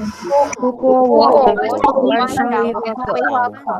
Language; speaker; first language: Chinese; non-native, learner; Indonesian